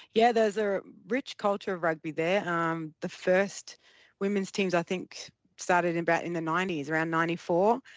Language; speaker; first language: English; early bilingual, other home language; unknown